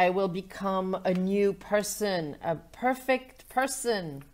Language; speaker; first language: English; non-native, fluent; Vietnamese